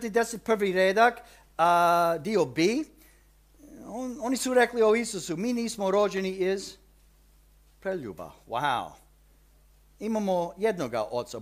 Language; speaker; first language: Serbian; early bilingual, heritage; Serbian